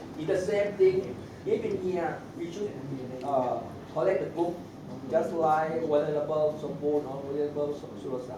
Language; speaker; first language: English; non-native, learner; Thai